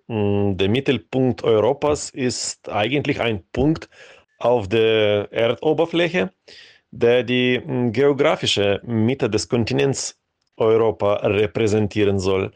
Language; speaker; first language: German; non-native, fluent; Ukrainian